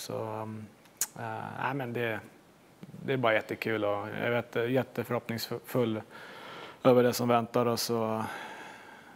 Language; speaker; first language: Swedish; native; Swedish